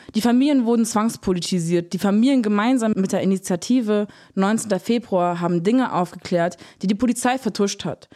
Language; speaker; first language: German; early bilingual, other home language; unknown